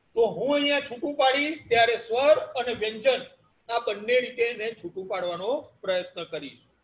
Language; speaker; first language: Gujarati; native; Gujarati